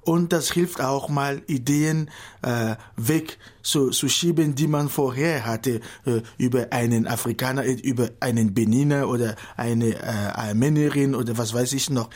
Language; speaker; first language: German; non-native, fluent; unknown